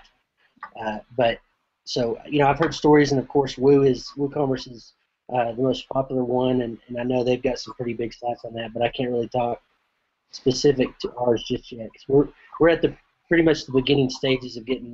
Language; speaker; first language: English; native; English